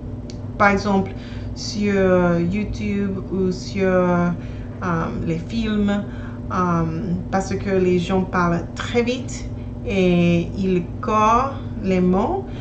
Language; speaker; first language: French; non-native, learner; English